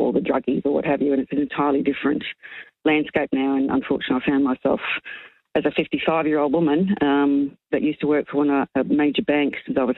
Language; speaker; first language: English; native; English